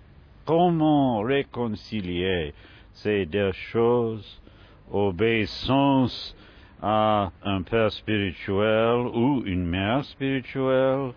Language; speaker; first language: French; non-native, fluent; English